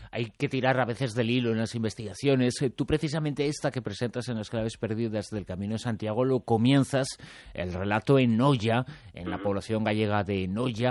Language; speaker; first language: Spanish; native; Spanish